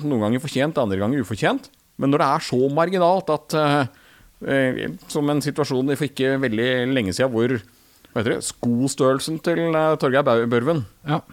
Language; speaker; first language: Norwegian; native; Norwegian